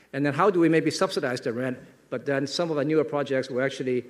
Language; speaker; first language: English; non-native, local second language; Cantonese